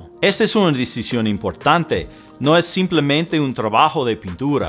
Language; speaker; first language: Spanish; non-native, fluent; English